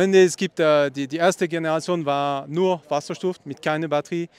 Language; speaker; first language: German; non-native, learner; Italian